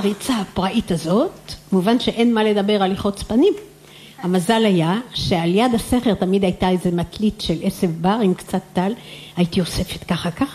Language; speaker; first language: Hebrew; native; Hebrew